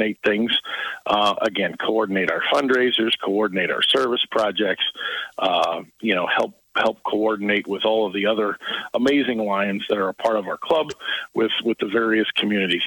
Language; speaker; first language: English; native; English